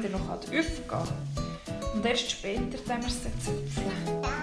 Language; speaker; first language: German; native; German